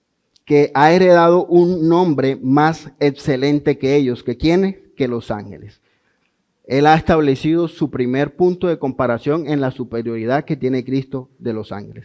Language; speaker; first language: Spanish; native; Spanish